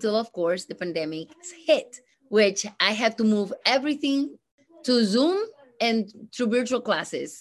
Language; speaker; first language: English; non-native, fluent; Spanish